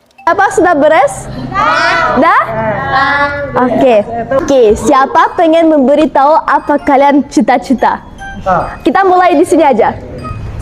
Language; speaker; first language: Indonesian; non-native, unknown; German